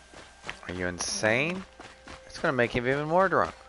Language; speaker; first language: English; native; English